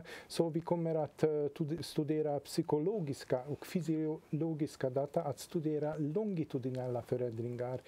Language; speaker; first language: Swedish; non-native, fluent; Hungarian